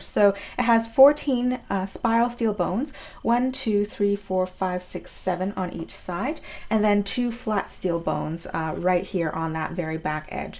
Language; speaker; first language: English; native; English